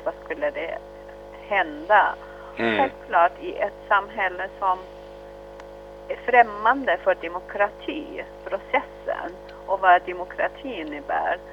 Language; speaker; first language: Swedish; early bilingual, other home language; Arabic